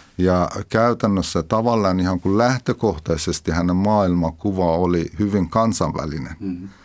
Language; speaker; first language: Finnish; non-native, fluent; Persian